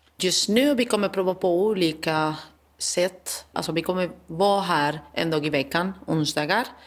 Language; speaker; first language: Swedish; non-native, fluent; Spanish